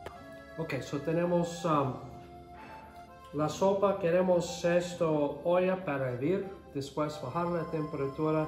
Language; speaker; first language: Spanish; non-native, fluent; English